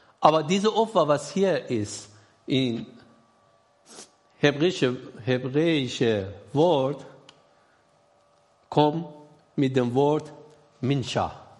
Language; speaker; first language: German; non-native, learner; Persian